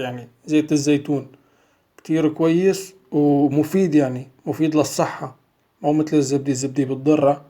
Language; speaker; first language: Arabic; native; Arabic